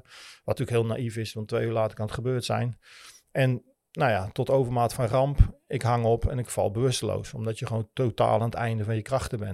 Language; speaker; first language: Dutch; native; Dutch